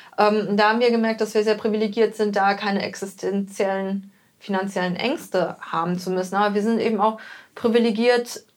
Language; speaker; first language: German; native; German